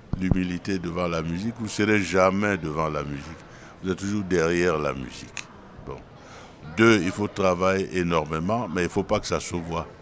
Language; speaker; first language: French; non-native, local second language; Duala